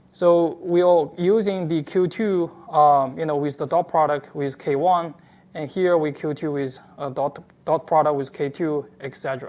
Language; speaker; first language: English; non-native, fluent; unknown